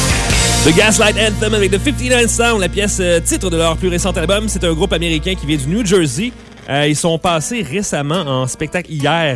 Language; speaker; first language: French; native; French